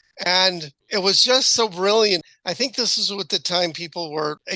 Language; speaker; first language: English; native; English